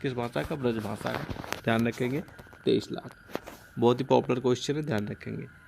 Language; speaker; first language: Hindi; non-native, local second language; Punjabi